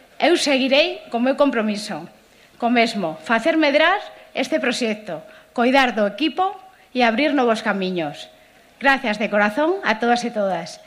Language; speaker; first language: Galician; native; Galician